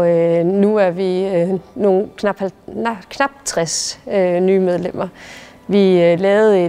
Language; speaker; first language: Danish; native; Danish